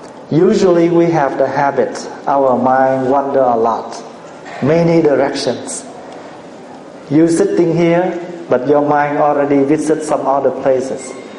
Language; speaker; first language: English; non-native, fluent; Vietnamese